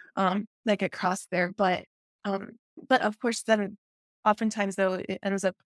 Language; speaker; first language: English; early bilingual, other home language; Spanish